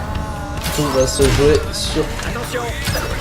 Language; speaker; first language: French; native; French